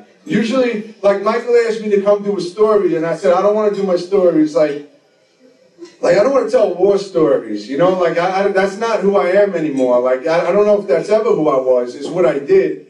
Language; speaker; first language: English; native; English